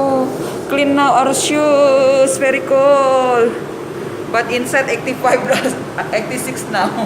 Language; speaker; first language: English; non-native, learner; Indonesian